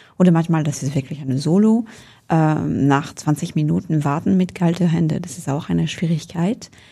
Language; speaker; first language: German; non-native, fluent; French